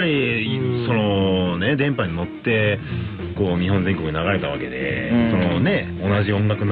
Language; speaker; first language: Japanese; native; Japanese